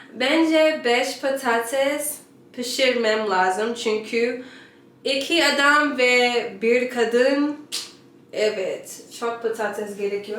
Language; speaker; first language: Turkish; non-native, learner; English